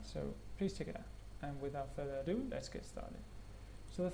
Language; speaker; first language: English; non-native, fluent; Spanish